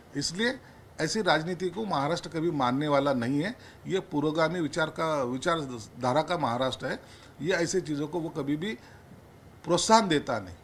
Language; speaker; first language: Hindi; non-native, local second language; Marathi